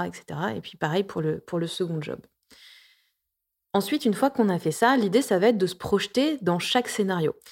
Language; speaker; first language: French; native; French